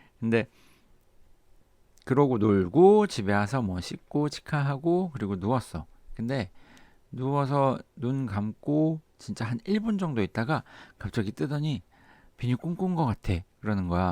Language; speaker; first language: Korean; native; Korean